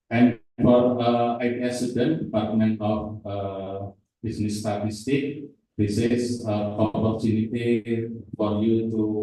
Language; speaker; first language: English; non-native, fluent; Indonesian